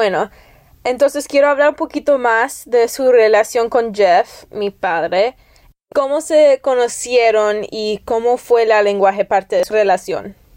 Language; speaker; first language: Spanish; early bilingual, heritage; English